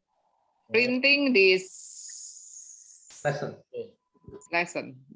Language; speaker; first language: English; non-native, learner; Indonesian